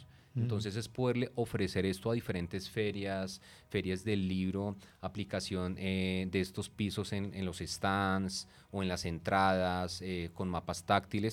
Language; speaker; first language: Spanish; native; Spanish